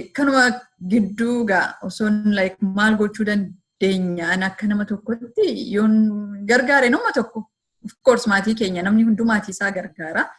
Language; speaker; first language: Oromo; early bilingual, heritage; Oromo